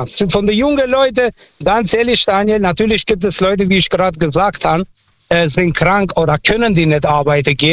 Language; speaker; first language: German; non-native, local second language; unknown